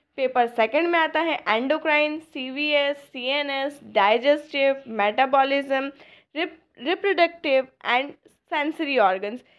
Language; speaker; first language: Hindi; native; Hindi